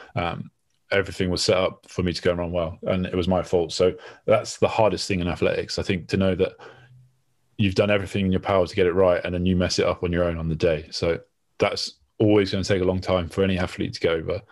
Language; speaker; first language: English; native; English